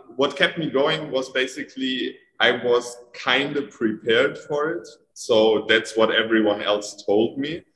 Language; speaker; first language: English; non-native, fluent; German